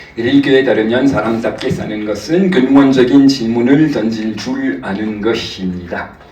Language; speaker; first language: Korean; non-native, fluent; French